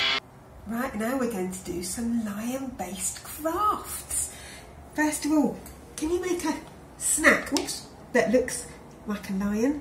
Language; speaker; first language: English; native; English